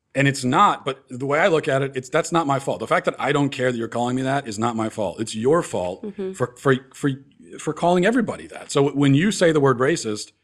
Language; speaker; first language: English; native; English